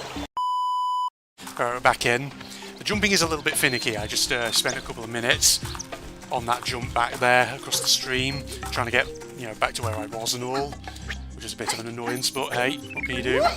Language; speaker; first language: English; native; English